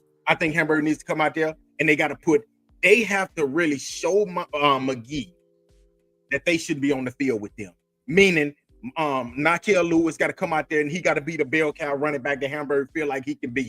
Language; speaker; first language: English; native; English